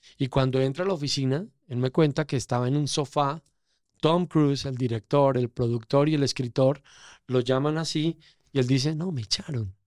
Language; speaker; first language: Spanish; native; Spanish